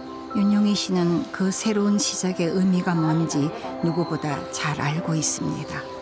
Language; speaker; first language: Korean; native; Korean